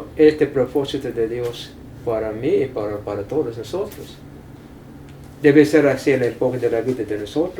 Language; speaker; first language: Spanish; non-native, fluent; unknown